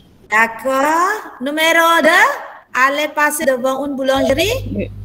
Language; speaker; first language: French; non-native, fluent; Indonesian